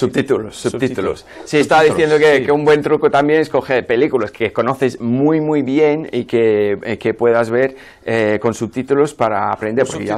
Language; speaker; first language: Spanish; non-native, fluent; English